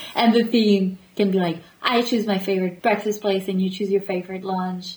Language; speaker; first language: English; non-native, fluent; French